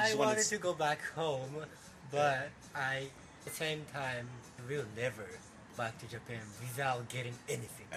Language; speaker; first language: English; non-native, fluent; Japanese